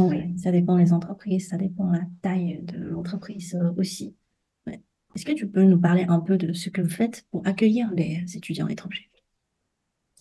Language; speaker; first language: French; non-native, fluent; Chinese